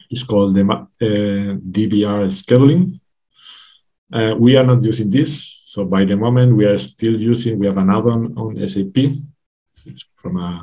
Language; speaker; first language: English; non-native, fluent; Spanish